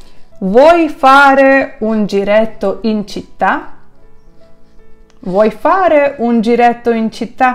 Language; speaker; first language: Italian; non-native, fluent; Ukrainian